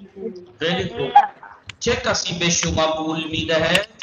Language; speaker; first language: Persian; non-native, fluent; Urdu